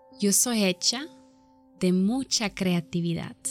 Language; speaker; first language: Spanish; non-native, fluent; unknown